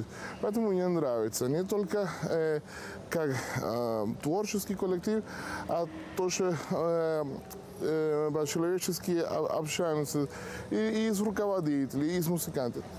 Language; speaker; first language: Russian; non-native, fluent; Spanish